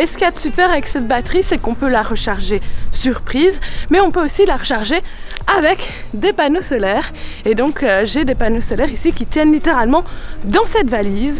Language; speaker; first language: French; native; French